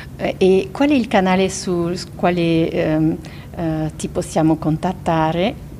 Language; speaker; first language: Italian; non-native, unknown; French